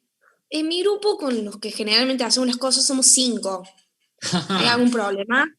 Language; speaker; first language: Spanish; native; Spanish